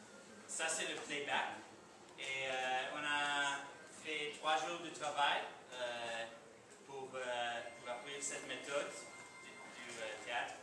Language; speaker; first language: French; non-native, fluent; English